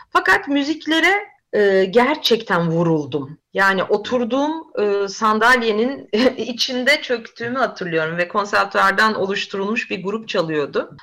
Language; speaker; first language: Turkish; native; Turkish